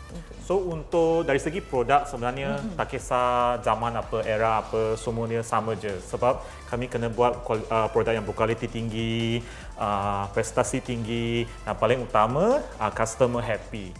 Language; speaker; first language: Malay; native; Malay